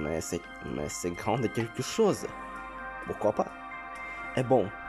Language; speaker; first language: French; non-native, learner; Russian